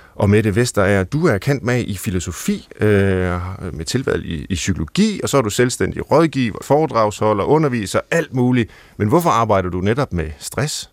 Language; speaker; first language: Danish; native; Danish